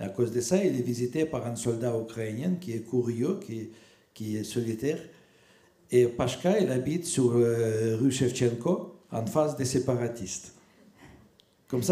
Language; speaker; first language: French; non-native, fluent; Russian